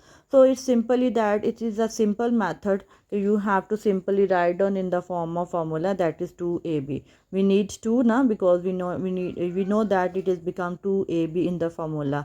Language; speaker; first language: English; non-native, local second language; Urdu